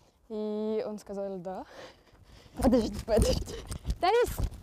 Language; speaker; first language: Russian; non-native, learner; French